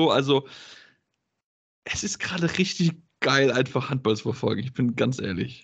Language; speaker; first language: German; native; German